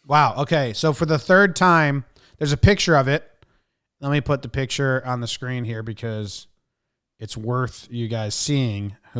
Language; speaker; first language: English; native; English